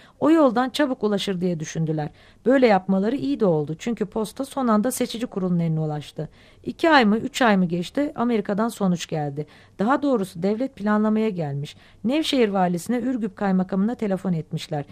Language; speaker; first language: Turkish; native; Turkish